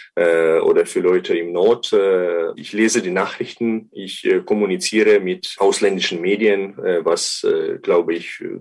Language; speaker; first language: German; non-native, fluent; Ukrainian